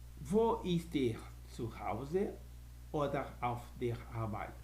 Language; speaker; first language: German; non-native, fluent; Portuguese